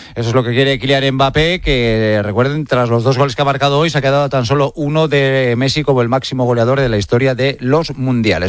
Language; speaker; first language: Spanish; native; Spanish